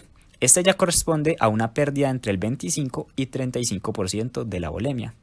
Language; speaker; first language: Spanish; native; Spanish